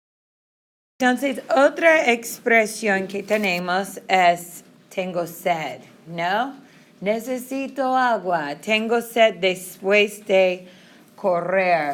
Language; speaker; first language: Spanish; non-native, fluent; English